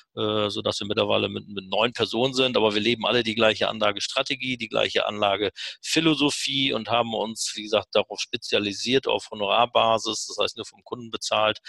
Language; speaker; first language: German; native; German